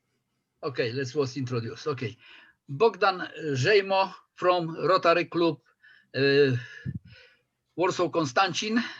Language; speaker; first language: English; non-native, fluent; Polish